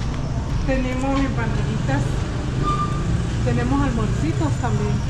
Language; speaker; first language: Spanish; native; Spanish